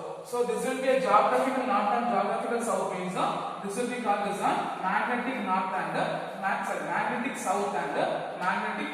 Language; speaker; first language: English; non-native, local second language; Tamil